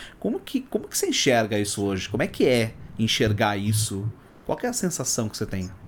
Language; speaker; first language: Portuguese; native; Portuguese